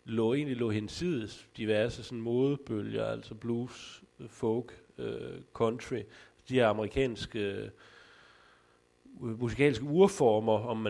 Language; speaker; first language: Danish; native; Danish